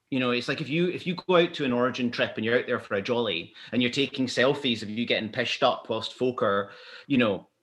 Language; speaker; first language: English; native; English